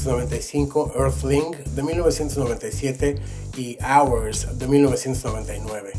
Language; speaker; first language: Spanish; native; Spanish